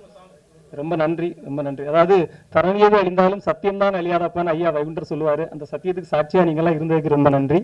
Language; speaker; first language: Tamil; native; Tamil